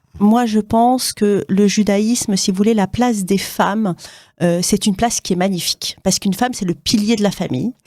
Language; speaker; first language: French; native; French